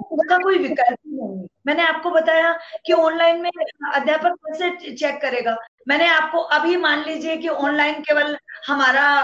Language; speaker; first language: Hindi; native; Hindi